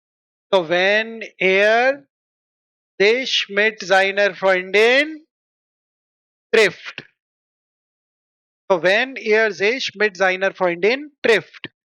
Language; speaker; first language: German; non-native, fluent; Hindi